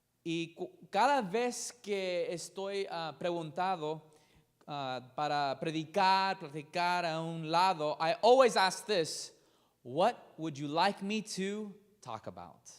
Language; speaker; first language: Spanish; non-native, learner; English